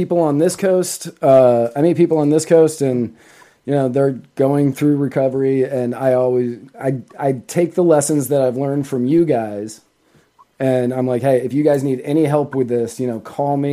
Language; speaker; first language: English; native; English